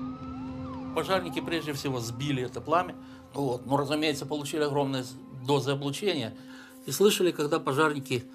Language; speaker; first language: Russian; native; Russian